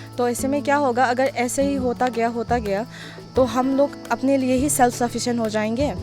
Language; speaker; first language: Hindi; non-native, local second language; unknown